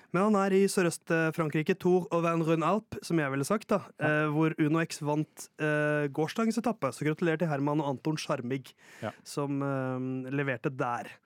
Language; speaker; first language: Norwegian; native; Norwegian